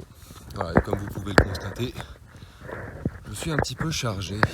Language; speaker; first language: French; native; French